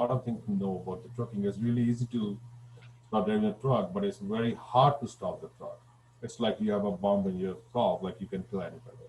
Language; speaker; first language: English; non-native, fluent; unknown